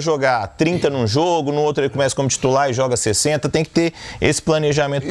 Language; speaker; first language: Portuguese; native; Portuguese